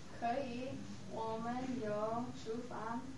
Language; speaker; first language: Chinese; non-native, learner; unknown